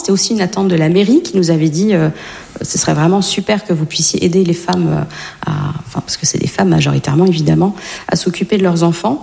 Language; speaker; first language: French; native; French